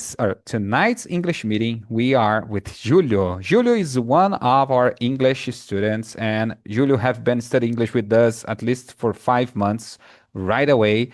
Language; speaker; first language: English; non-native, fluent; Portuguese